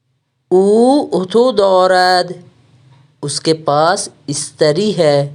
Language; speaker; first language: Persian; non-native, fluent; Urdu